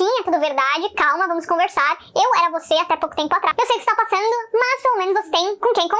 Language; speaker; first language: Portuguese; native; Portuguese